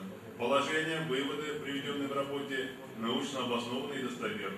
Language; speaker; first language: Russian; native; Russian